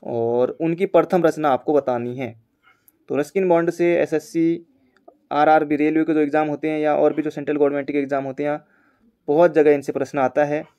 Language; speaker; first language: Hindi; native; Hindi